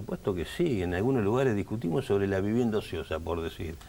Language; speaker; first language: Spanish; native; Spanish